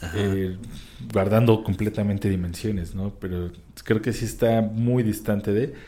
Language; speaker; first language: Spanish; native; Spanish